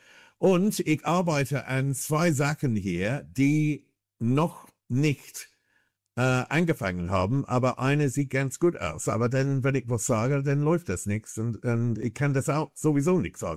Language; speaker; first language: German; non-native, fluent; English